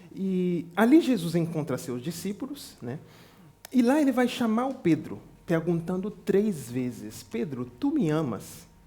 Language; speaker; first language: Portuguese; non-native, fluent; French